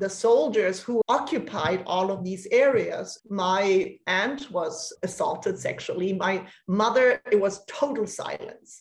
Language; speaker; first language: English; non-native, fluent; German